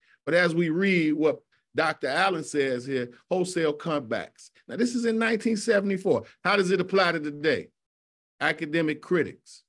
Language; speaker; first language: English; native; English